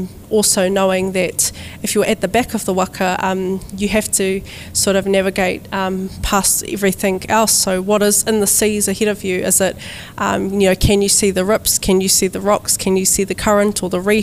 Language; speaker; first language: English; native; English